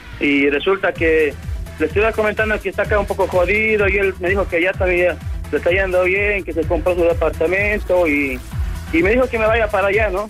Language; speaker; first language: Spanish; native; Spanish